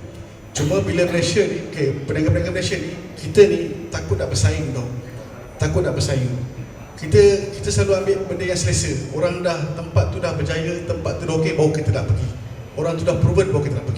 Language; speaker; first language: Malay; native; Malay